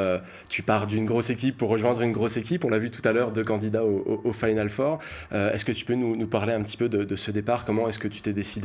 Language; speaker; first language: French; native; French